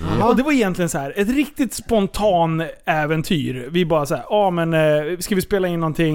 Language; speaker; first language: Swedish; native; Swedish